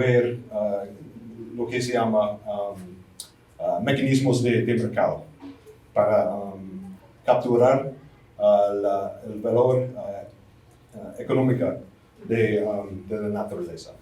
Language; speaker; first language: Spanish; non-native, fluent; English